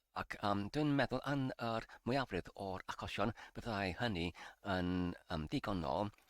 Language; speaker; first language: Welsh; non-native, learner; English